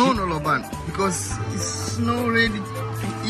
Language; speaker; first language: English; non-native, local second language; Swahili